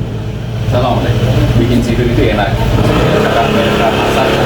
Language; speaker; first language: Indonesian; non-native, fluent; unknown